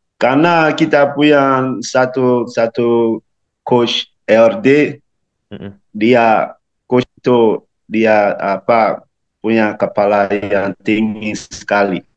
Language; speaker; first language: Indonesian; non-native, learner; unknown